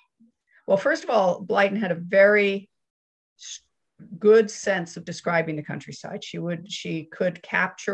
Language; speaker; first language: English; native; English